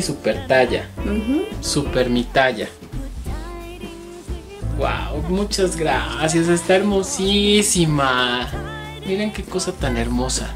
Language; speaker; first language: Spanish; native; Spanish